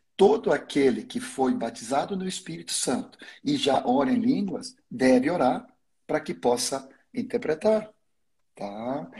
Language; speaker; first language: Portuguese; non-native, fluent; Swedish